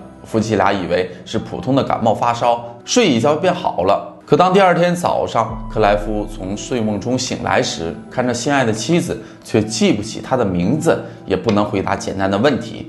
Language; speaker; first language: Chinese; native; Chinese